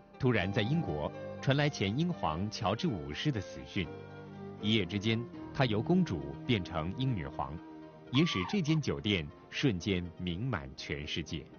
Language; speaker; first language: Chinese; non-native, local second language; Cantonese